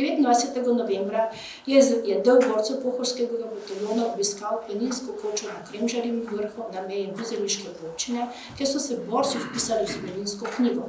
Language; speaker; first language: Slovenian; native; Slovenian